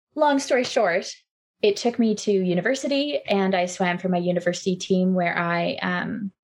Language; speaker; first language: English; native; English